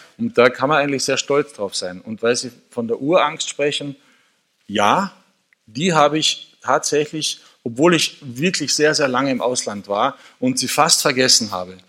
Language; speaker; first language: German; native; German